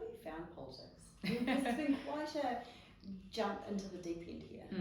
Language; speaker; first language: English; native; English